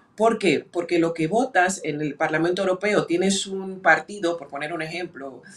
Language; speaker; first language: Spanish; native; Spanish